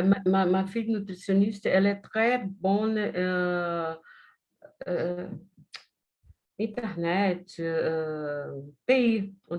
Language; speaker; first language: French; non-native, learner; Portuguese